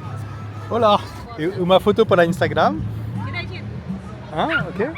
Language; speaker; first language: Portuguese; non-native, learner; French